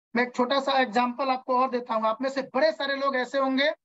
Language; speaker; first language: Hindi; native; Hindi